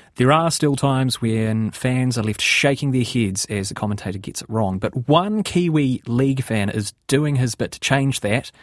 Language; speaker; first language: English; native; English